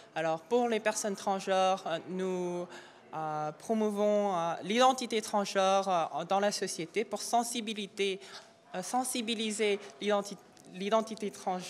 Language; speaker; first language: French; non-native, fluent; Korean